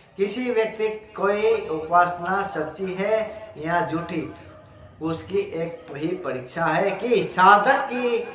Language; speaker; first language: Hindi; non-native, local second language; Gujarati